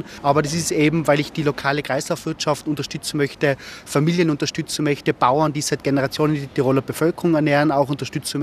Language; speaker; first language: German; native; German